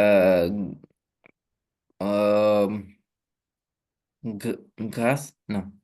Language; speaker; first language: French; non-native, learner; Romanian